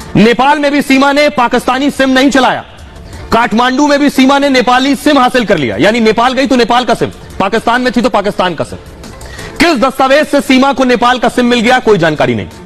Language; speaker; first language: Hindi; native; Hindi